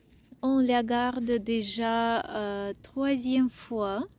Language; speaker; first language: French; non-native, fluent; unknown